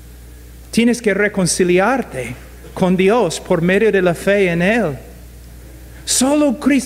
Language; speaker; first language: Spanish; non-native, fluent; English